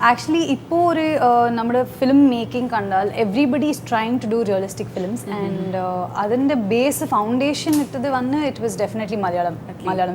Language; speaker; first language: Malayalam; non-native, learner; Kannada